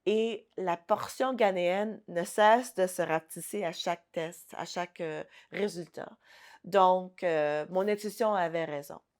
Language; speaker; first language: French; early bilingual, other home language; Haitian Creole